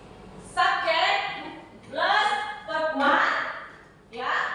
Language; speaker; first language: English; non-native, learner; Indonesian